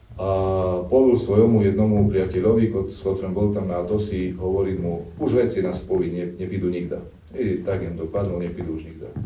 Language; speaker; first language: Slovak; non-native, local second language; Rusyn